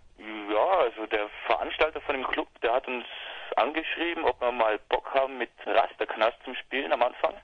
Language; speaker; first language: German; native; German